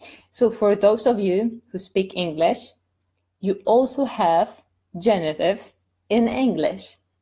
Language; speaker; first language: English; non-native, fluent; Polish